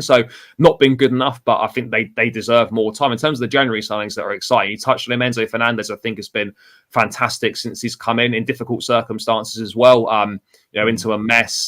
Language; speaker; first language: English; native; English